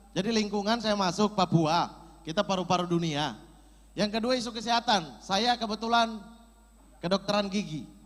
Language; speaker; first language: Indonesian; native; Indonesian